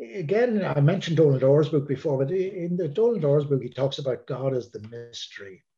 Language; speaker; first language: English; native; English